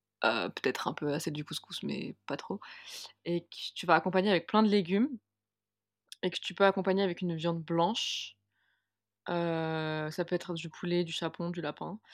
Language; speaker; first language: French; early bilingual, other home language; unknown